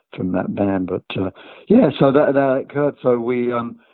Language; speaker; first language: English; native; English